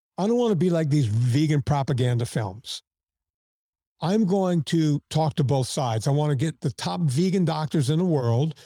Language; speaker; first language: English; native; English